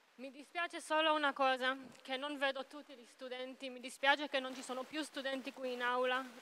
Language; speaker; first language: Italian; non-native, fluent; Hebrew